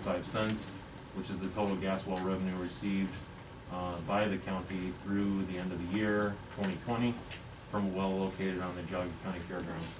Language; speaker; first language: English; native; English